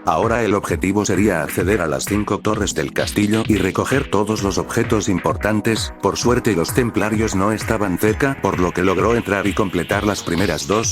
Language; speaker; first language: Spanish; native; Spanish